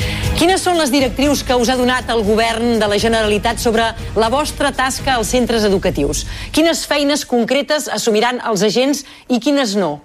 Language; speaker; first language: Catalan; native; Catalan